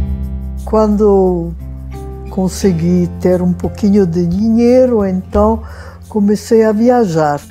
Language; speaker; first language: Portuguese; non-native, fluent; Hungarian